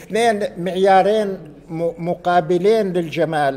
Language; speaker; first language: Arabic; native; Arabic